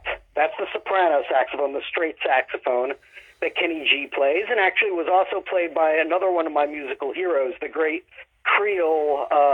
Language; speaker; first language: English; native; English